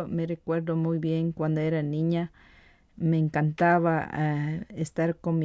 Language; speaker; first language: Spanish; non-native, local second language; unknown